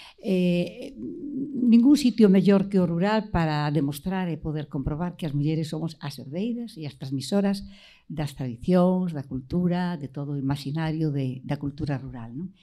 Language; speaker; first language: Galician; native; Galician